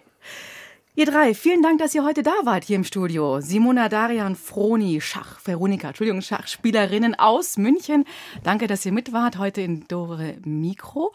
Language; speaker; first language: German; native; German